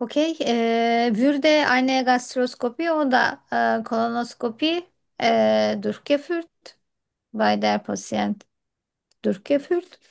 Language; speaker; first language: German; non-native, learner; Turkish